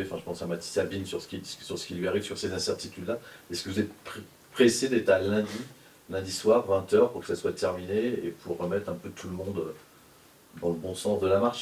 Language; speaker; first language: French; native; French